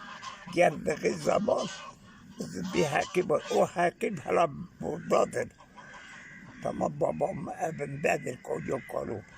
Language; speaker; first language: Turkish; non-native, local second language; Kurdish